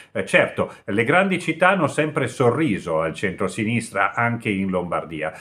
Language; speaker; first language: Italian; native; Italian